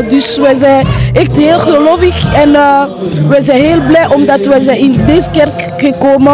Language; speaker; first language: Dutch; early bilingual, other home language; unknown